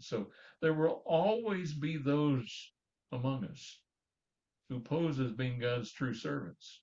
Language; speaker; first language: English; native; English